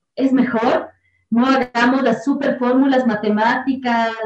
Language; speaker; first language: Spanish; native; Spanish